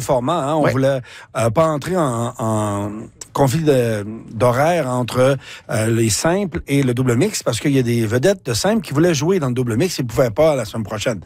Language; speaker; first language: French; native; French